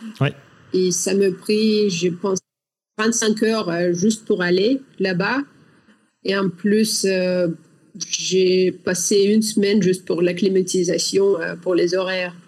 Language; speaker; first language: French; non-native, learner; Russian